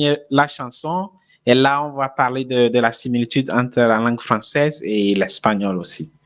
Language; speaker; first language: French; non-native, fluent; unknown